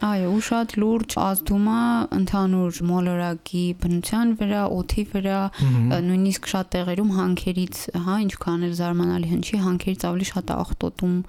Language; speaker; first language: Armenian; native; Armenian